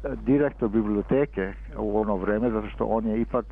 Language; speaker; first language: Serbian; early bilingual, heritage; Serbian